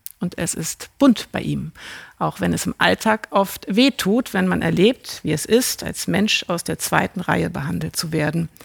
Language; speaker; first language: German; native; German